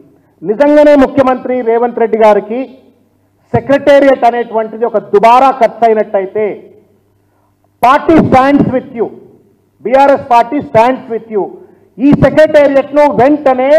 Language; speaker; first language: Telugu; native; Telugu